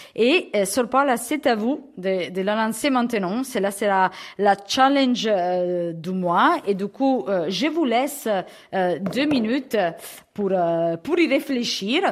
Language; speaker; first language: French; non-native, fluent; Italian